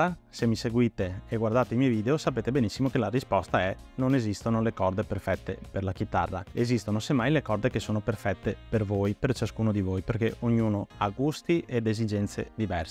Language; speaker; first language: Italian; native; Italian